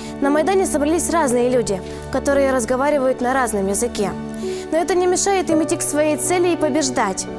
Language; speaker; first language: Russian; non-native, local second language; Ukrainian